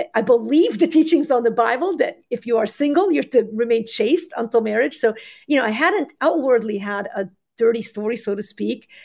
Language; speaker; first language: English; early bilingual, other home language; Arabic